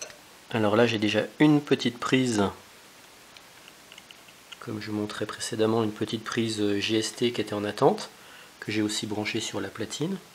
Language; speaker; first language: French; native; French